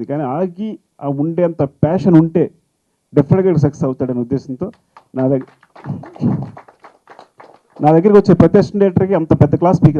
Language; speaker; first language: Telugu; native; Telugu